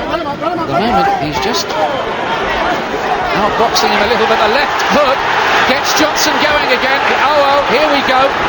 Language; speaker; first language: English; native; English